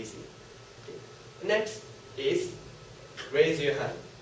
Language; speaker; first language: English; non-native, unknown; Japanese